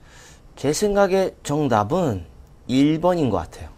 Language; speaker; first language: Korean; non-native, fluent; Russian